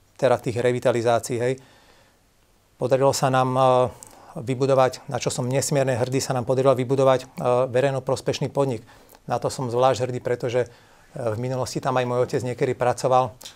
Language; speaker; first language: Slovak; native; Slovak